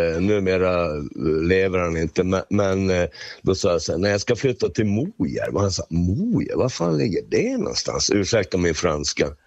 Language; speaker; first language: Swedish; native; Swedish